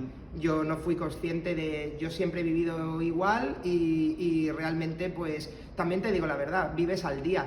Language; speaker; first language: Spanish; native; Spanish